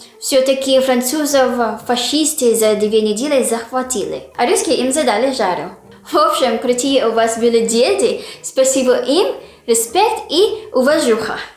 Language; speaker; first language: Russian; non-native, fluent; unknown